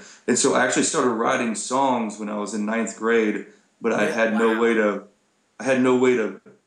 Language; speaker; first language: English; native; English